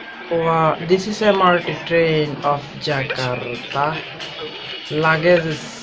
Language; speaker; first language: English; non-native, learner; Bangla